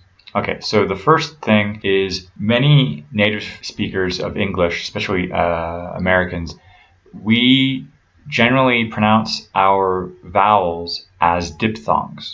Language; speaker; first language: English; native; English